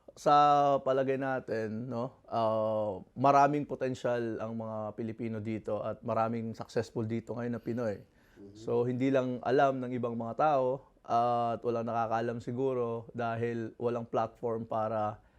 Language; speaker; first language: Filipino; non-native, local second language; Bikol